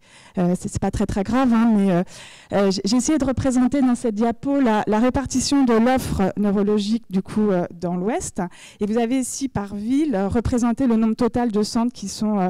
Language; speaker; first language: French; native; French